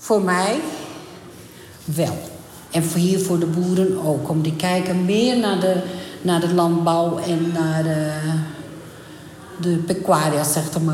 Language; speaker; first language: Dutch; early bilingual, heritage; Dutch